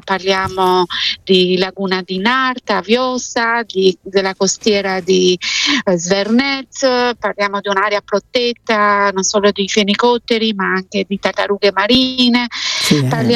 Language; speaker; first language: Italian; non-native, fluent; Albanian